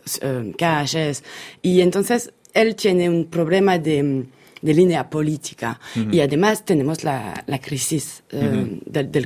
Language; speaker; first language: Spanish; non-native, fluent; French